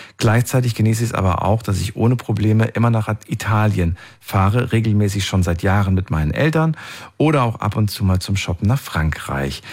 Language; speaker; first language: German; native; German